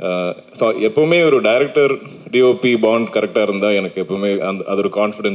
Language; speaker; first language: Tamil; non-native, local second language; Malayalam